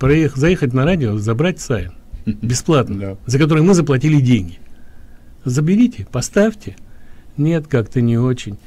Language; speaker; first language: Russian; native; Russian